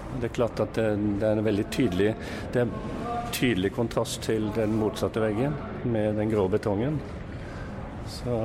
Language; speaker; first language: Norwegian; native; Norwegian